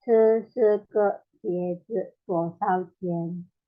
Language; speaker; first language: Chinese; non-native, learner; Indonesian